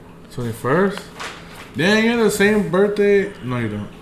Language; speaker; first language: English; early bilingual, other home language; Spanish